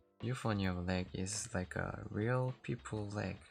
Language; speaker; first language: English; non-native, learner; Korean